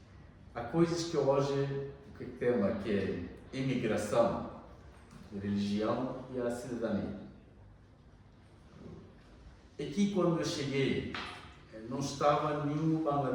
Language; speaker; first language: Portuguese; non-native, learner; Bangla